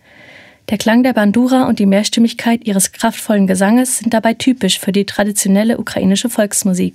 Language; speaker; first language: German; native; German